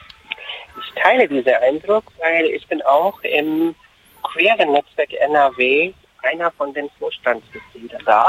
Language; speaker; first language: German; non-native, fluent; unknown